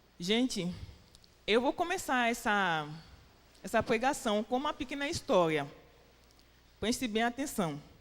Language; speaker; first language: Portuguese; non-native, fluent; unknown